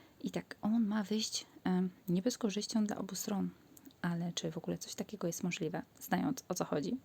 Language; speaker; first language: Polish; native; Polish